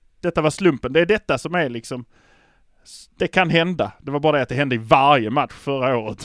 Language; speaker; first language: Swedish; native; Swedish